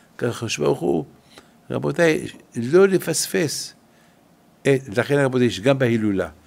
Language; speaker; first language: Hebrew; non-native, fluent; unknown